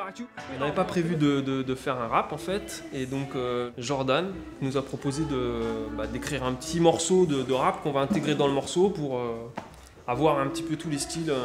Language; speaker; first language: French; native; French